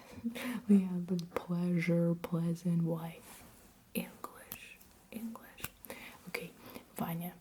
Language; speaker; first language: English; non-native, fluent; Russian